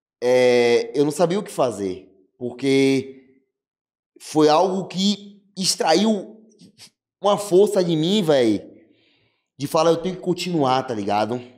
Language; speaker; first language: Portuguese; native; Portuguese